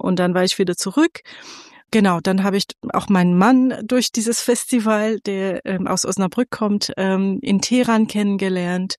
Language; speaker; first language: German; non-native, fluent; Persian